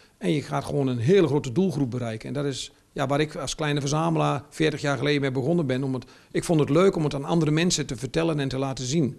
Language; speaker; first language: Dutch; native; Dutch